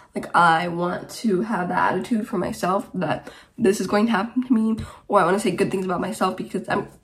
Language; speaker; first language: English; early bilingual, other home language; Romanian